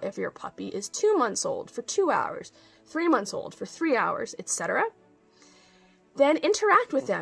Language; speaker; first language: English; native; English